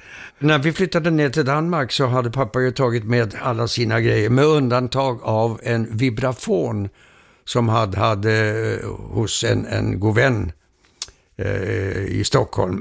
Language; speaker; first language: Swedish; early bilingual, heritage; Swedish